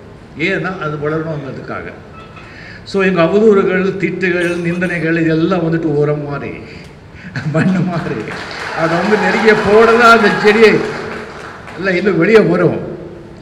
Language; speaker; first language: Tamil; non-native, fluent; Marathi